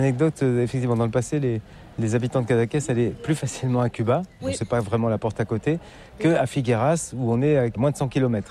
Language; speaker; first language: French; native; French